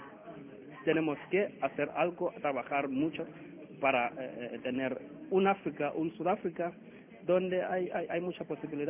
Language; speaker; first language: Spanish; non-native, learner; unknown